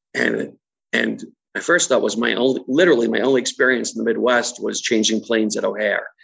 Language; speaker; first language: English; native; English